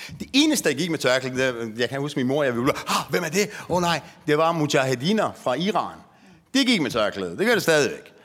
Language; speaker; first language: Danish; early bilingual, other home language; Persian